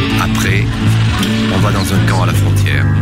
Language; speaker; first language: French; non-native, learner; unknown